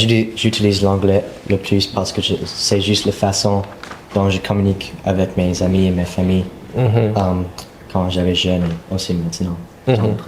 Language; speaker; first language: French; non-native, local second language; English